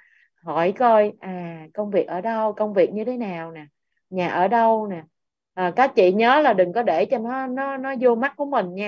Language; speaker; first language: Vietnamese; native; Vietnamese